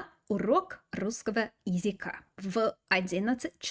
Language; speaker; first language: Russian; non-native, fluent; English